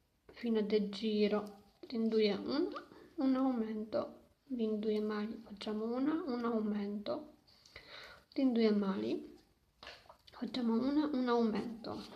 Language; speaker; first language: Italian; non-native, learner; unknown